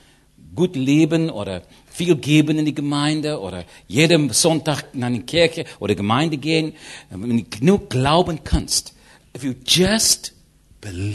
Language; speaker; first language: German; non-native, learner; English